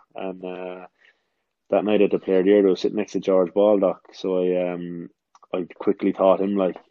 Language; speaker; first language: English; native; English